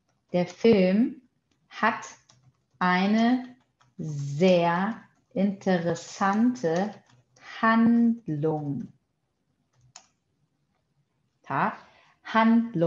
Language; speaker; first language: German; non-native, fluent; Portuguese